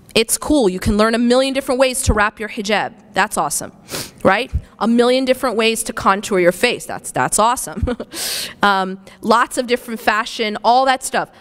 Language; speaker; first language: English; native; English